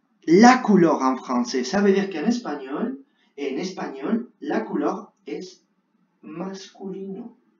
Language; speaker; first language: French; non-native, fluent; Spanish